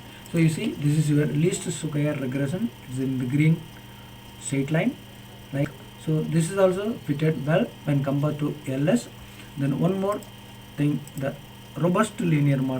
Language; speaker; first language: English; non-native, local second language; Tamil